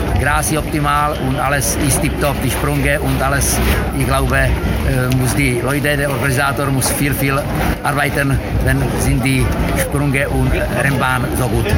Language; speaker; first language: German; non-native, learner; Czech